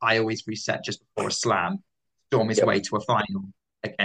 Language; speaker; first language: English; native; English